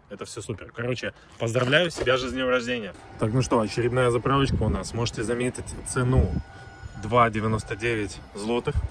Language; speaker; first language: Russian; native; Russian